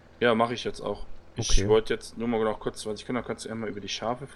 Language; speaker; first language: German; native; German